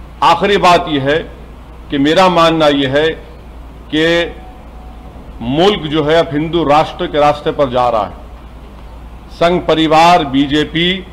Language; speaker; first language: Urdu; native; Urdu